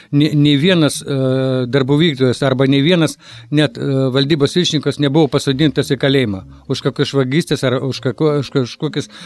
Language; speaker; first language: Lithuanian; non-native, local second language; Russian